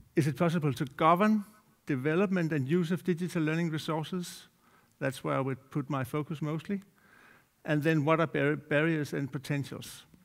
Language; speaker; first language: English; non-native, fluent; Danish